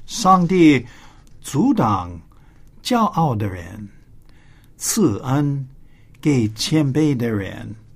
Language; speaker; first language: Chinese; non-native, fluent; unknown